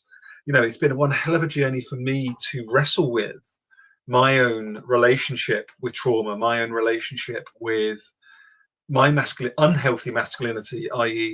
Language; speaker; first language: English; native; English